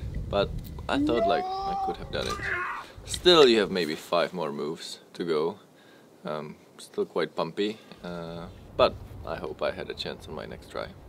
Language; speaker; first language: English; non-native, fluent; Czech